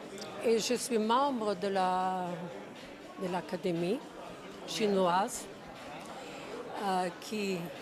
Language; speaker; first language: French; non-native, fluent; Czech